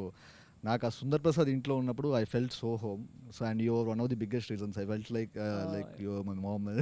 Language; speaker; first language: Telugu; native; Telugu